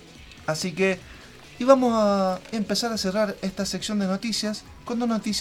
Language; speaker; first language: Spanish; native; Spanish